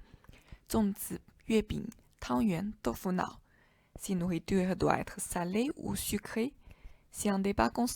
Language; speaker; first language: French; non-native, fluent; Chinese